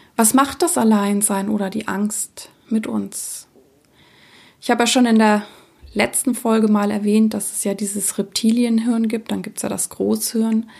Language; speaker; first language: German; early bilingual, other home language; Czech